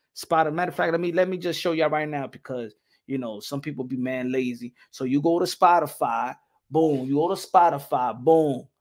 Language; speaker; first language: English; native; English